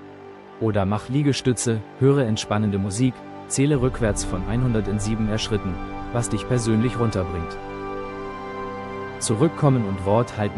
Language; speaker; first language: German; native; German